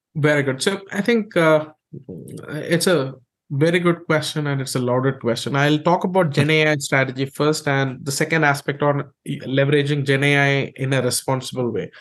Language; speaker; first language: English; non-native, local second language; Malayalam